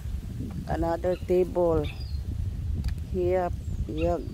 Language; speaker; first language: English; non-native, learner; Filipino